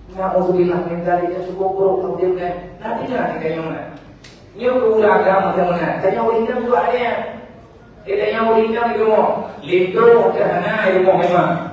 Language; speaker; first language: Malay; non-native, local second language; Achinese